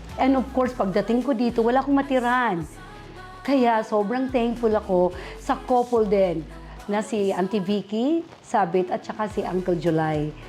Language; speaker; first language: Filipino; non-native, local second language; Cebuano